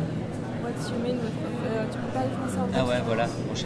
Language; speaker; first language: English; non-native, fluent; French